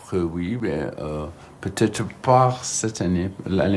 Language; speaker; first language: French; non-native, learner; English